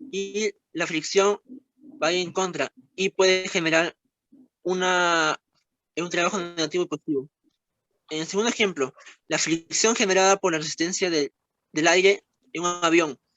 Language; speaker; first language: Spanish; native; Spanish